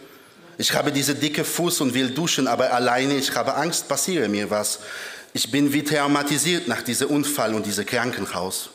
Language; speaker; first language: German; early bilingual, other home language; Polish